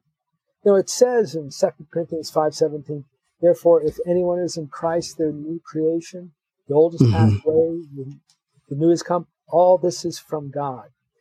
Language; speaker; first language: English; native; English